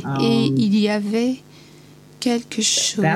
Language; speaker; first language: French; non-native, learner; English